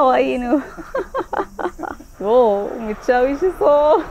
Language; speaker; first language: Japanese; non-native, learner; Arabic